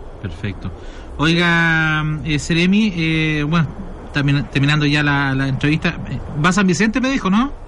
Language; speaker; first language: Spanish; native; Spanish